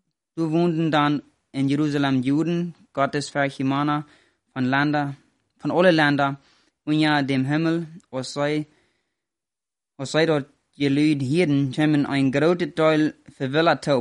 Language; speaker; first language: German; non-native, learner; Plautdietsch